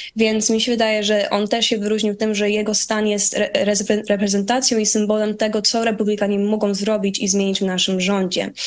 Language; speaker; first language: Polish; early bilingual, heritage; Polish